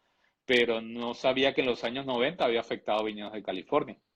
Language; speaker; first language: Spanish; native; Spanish